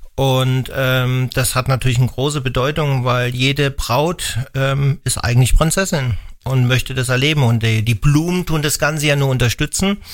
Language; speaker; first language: German; native; German